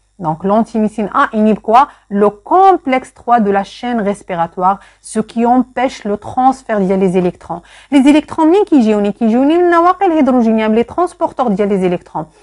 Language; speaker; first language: French; non-native, local second language; Arabic